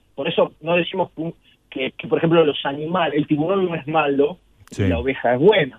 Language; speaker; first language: Spanish; native; Spanish